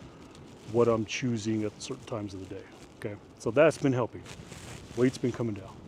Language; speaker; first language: English; native; English